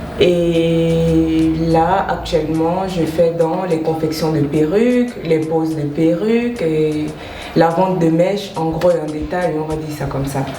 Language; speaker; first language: French; native; French